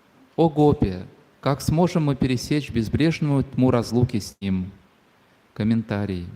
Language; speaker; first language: Russian; native; Russian